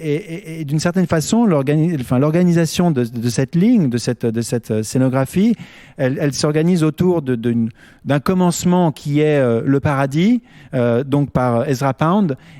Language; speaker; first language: French; native; French